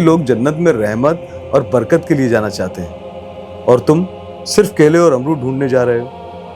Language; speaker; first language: Hindi; native; Hindi